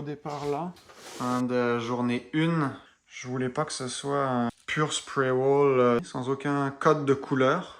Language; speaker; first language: French; native; French